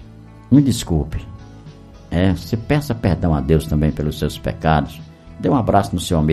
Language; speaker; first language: Portuguese; native; Portuguese